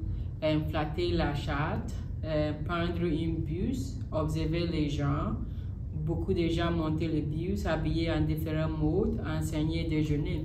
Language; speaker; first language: French; non-native, learner; English